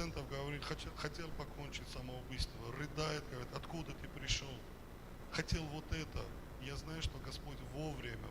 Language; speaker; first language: Russian; non-native, fluent; Armenian